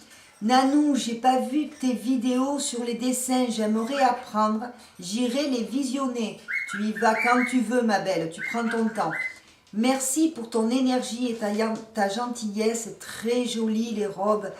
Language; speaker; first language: French; native; French